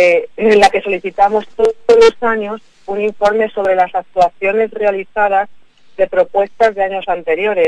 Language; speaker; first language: Spanish; native; Spanish